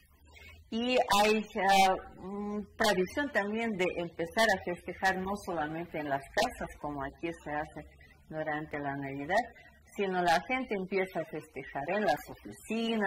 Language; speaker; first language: Spanish; non-native, fluent; Russian